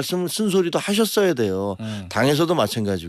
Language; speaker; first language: Korean; native; Korean